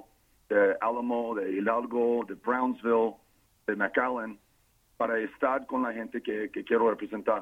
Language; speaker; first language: Spanish; non-native, fluent; English